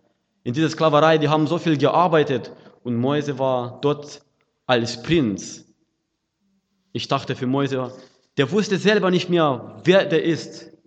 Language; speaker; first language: German; non-native, fluent; Russian